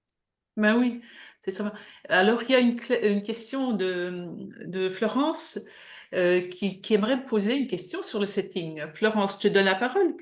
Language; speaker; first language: French; native; French